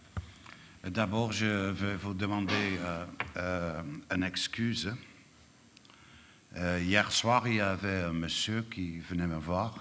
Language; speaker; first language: French; non-native, fluent; Dutch